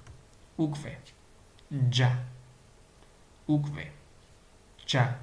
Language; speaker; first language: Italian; non-native, learner; Georgian